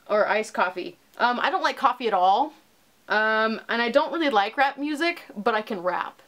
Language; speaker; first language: English; native; English